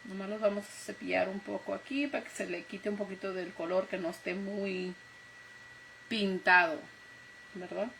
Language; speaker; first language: Spanish; early bilingual, heritage; Spanish